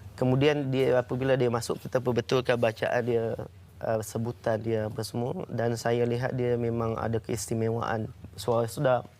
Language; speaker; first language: Malay; native; Malay